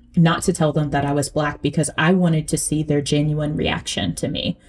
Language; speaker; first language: English; early bilingual, other home language; Akan